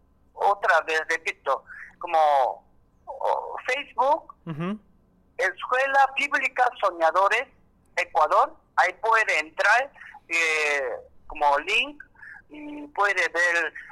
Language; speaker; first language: Spanish; non-native, learner; Korean